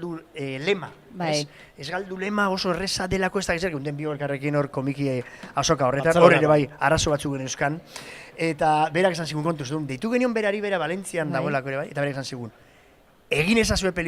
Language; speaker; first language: Basque; native; Basque